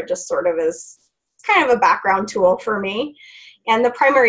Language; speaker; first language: English; native; English